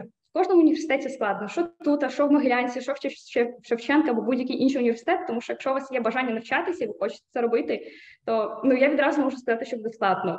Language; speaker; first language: Ukrainian; native; Ukrainian